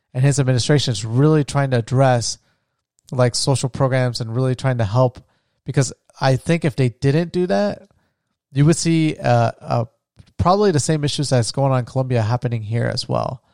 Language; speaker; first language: English; early bilingual, other home language; Spanish